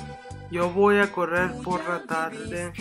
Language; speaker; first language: Spanish; non-native, learner; English